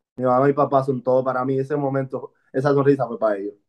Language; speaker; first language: Spanish; native; Spanish